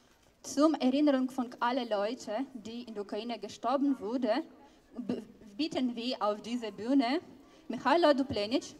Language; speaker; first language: German; non-native, learner; Ukrainian